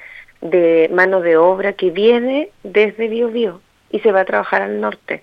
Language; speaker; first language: Spanish; native; Spanish